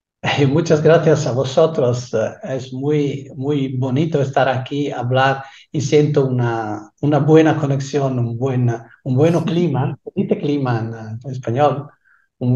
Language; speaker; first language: Spanish; non-native, fluent; Italian